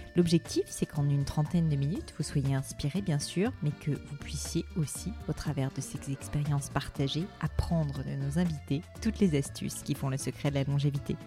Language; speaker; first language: French; native; French